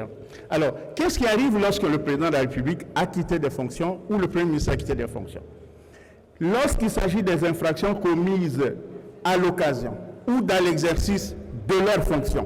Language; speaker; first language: French; native; French